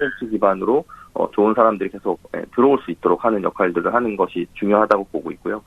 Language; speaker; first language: Korean; native; Korean